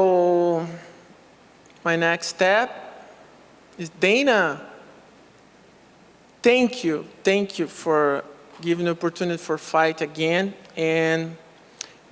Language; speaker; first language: English; non-native, local second language; Portuguese